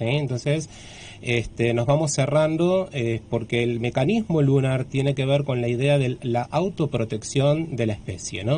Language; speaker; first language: Spanish; native; Spanish